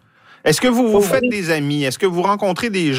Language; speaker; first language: French; native; French